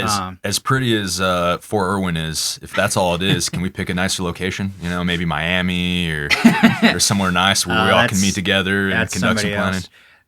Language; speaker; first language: English; native; English